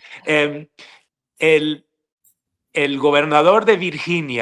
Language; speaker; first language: Spanish; non-native, fluent; English